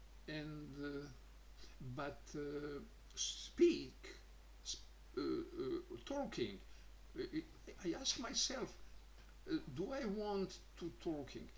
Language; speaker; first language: English; non-native, learner; Croatian